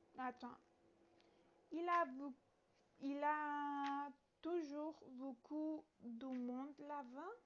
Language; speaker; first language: French; non-native, learner; Italian